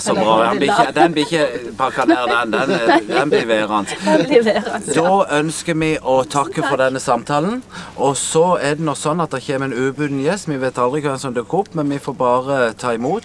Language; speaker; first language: Norwegian; native; Norwegian